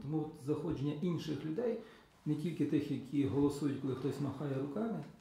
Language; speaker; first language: Ukrainian; native; Ukrainian